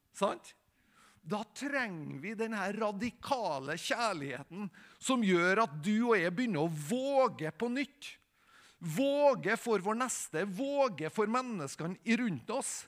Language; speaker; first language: Norwegian; native; Norwegian